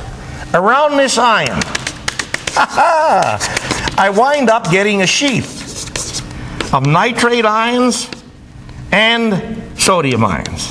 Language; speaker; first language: English; native; English